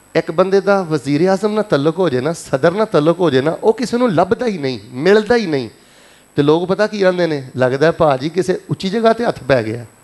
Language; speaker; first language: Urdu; non-native, local second language; Punjabi